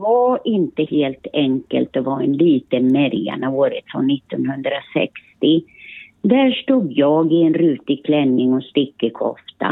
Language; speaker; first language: Swedish; early bilingual, other home language; Finnish